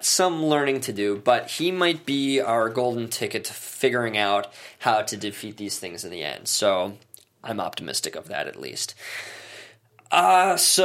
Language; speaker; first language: English; native; English